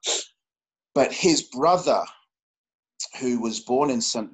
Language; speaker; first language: English; native; English